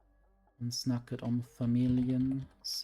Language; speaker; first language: Norwegian; non-native, learner; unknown